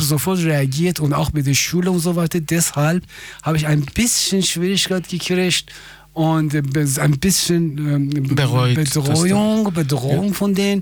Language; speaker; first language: German; non-native, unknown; Persian